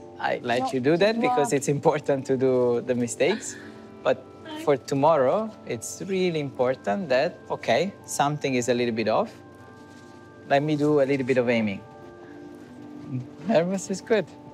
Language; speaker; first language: English; non-native, fluent; Italian